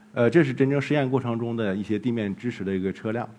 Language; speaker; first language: Chinese; native; Chinese